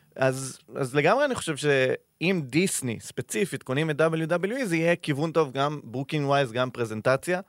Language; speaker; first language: Hebrew; native; Hebrew